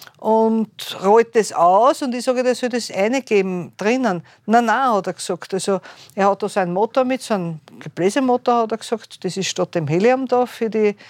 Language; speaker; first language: German; native; German